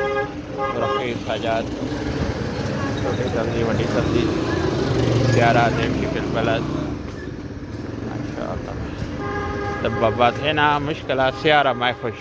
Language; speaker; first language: Arabic; non-native, learner; Urdu